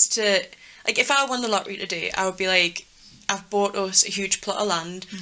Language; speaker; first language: English; native; English